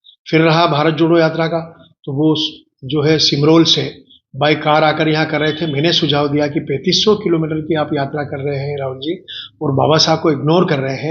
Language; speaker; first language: Hindi; native; Hindi